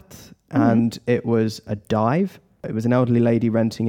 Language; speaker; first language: English; native; English